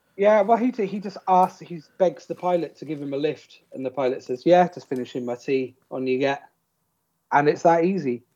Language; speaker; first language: English; native; English